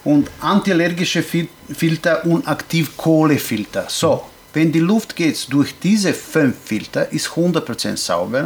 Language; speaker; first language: German; non-native, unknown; Serbian